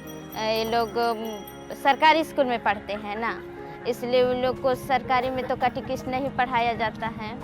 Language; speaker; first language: Hindi; non-native, local second language; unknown